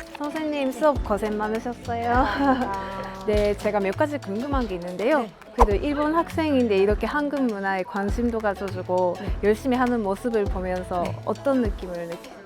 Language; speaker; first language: Korean; early bilingual, heritage; Korean